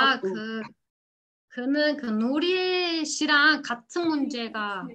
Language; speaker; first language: Korean; non-native, learner; Turkish